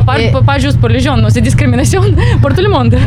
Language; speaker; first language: French; non-native, learner; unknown